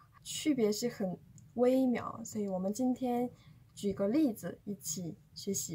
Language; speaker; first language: Chinese; non-native, fluent; Korean